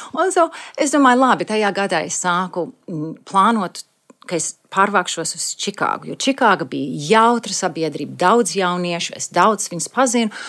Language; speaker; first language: Latvian; early bilingual, heritage; Latvian